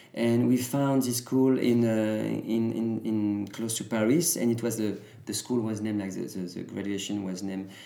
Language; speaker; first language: English; early bilingual, other home language; French